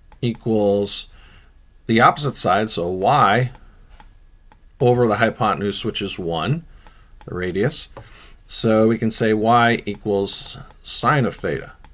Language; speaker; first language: English; native; English